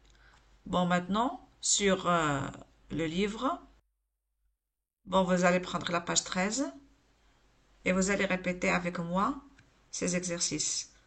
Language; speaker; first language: French; non-native, local second language; Arabic